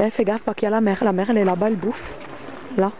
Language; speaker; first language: French; native; French